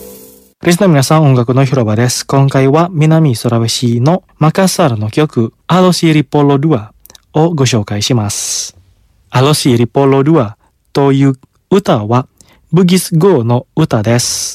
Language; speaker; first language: Japanese; non-native, fluent; Indonesian